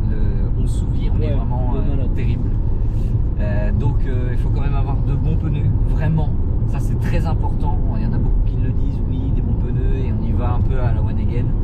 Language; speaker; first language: French; native; French